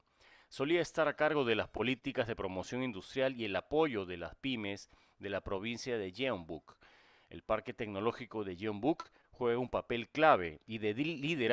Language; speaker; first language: Spanish; native; Spanish